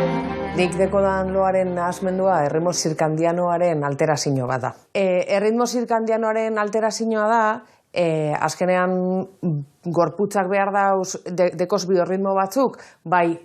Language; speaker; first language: Basque; native; Basque